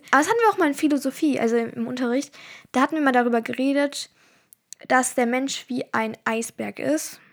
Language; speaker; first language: German; early bilingual, other home language; Turkish